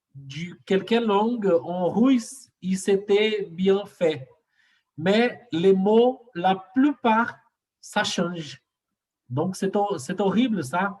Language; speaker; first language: French; non-native, learner; Portuguese